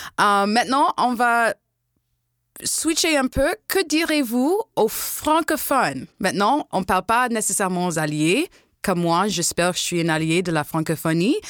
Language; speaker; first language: French; non-native, local second language; English